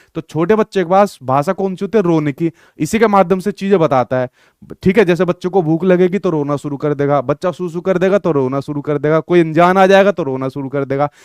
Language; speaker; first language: Hindi; native; Hindi